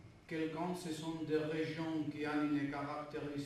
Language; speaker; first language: French; non-native, fluent; Catalan